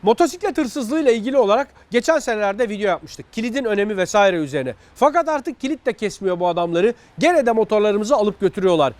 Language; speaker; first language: Turkish; native; Turkish